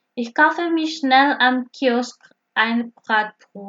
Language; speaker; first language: German; non-native, fluent; Indonesian